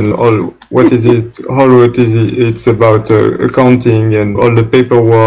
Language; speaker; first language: English; non-native, fluent; French